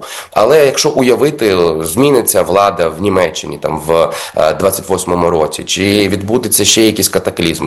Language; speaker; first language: Ukrainian; native; Ukrainian